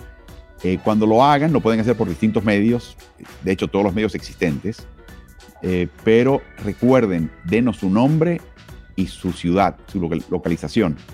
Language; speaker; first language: Spanish; native; Spanish